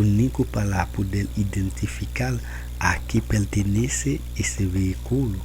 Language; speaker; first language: Spanish; non-native, learner; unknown